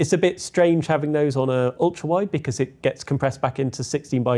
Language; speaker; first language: English; native; English